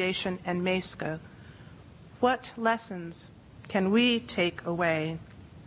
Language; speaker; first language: English; native; English